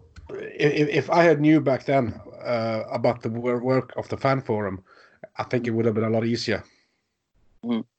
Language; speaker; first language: English; non-native, fluent; Norwegian